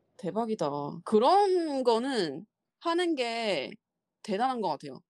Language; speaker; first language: Korean; non-native, fluent; Chinese